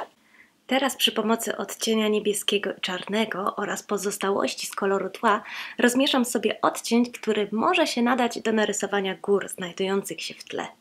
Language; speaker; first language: Polish; native; Polish